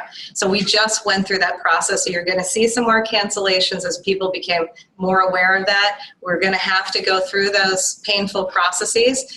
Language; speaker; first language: English; native; English